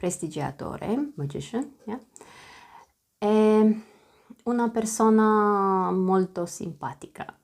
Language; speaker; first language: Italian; non-native, learner; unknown